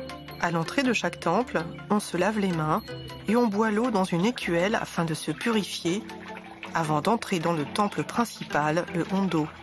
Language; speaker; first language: French; native; French